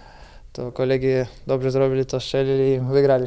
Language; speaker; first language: Polish; non-native, learner; Russian